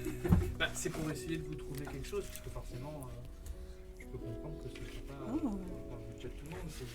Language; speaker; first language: French; native; French